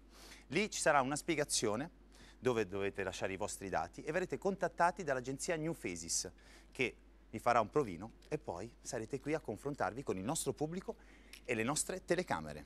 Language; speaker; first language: Italian; native; Italian